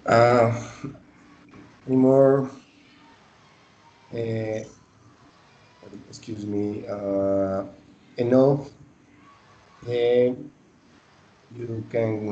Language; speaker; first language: English; non-native, learner; Spanish